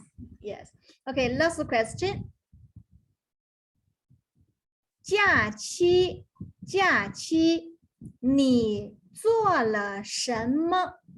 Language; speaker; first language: English; non-native, fluent; Chinese